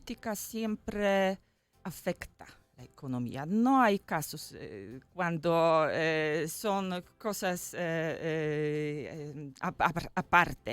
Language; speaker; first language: Spanish; non-native, fluent; Polish